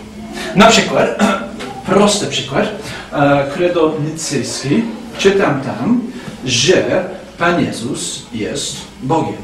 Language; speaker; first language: Polish; non-native, fluent; English